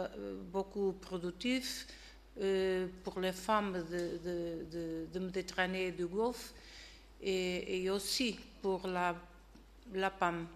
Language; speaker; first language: French; non-native, learner; Portuguese